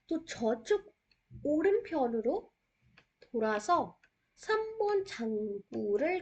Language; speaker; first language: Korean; non-native, fluent; Hindi